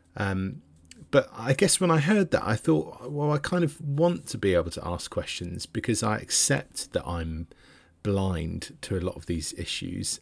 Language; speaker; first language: English; native; English